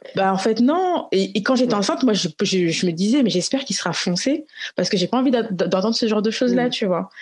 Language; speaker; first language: French; native; French